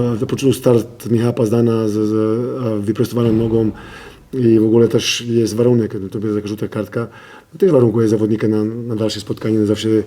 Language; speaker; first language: Polish; non-native, fluent; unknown